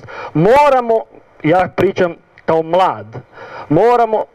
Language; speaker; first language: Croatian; non-native, learner; Italian